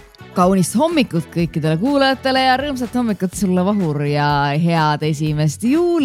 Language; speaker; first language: Estonian; native; Estonian